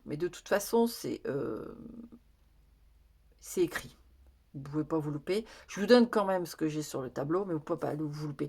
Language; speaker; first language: French; native; French